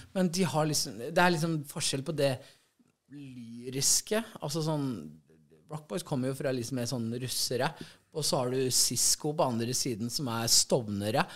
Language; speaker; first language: Norwegian; native; Norwegian